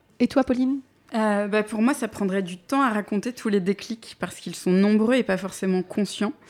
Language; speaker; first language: French; native; French